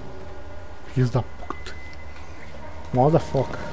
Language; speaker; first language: Portuguese; native; Portuguese